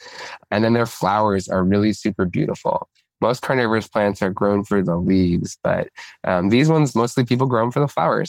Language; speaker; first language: English; native; English